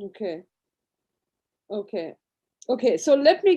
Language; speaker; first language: English; native; English